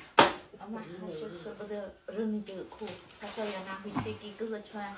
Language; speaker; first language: Chinese; non-native, fluent; Lao